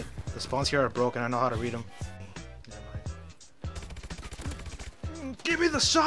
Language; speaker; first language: English; native; English